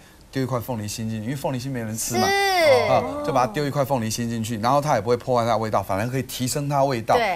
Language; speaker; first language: Chinese; native; Chinese